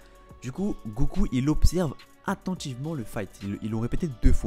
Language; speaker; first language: French; native; French